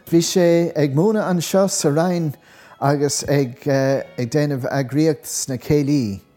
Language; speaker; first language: Irish; non-native, local second language; English